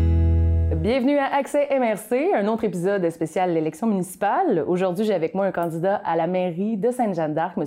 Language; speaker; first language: French; native; French